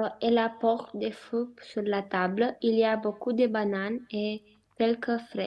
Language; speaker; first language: French; non-native, learner; Romanian